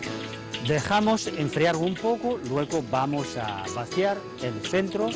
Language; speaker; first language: Spanish; non-native, fluent; Chinese